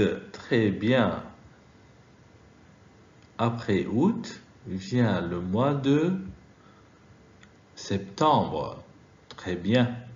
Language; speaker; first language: French; non-native, fluent; Arabic